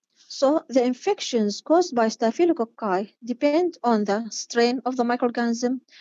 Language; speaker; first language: English; non-native, fluent; Arabic